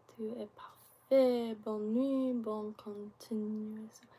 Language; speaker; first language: French; non-native, learner; English